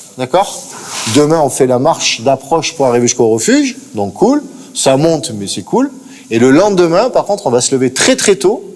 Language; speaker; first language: French; native; French